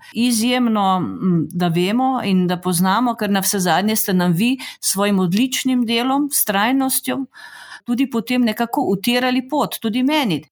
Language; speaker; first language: Slovenian; native; Slovenian